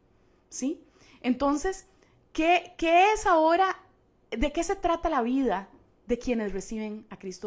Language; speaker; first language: Spanish; native; Spanish